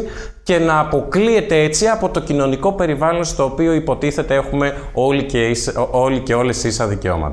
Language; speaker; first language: Greek; native; Greek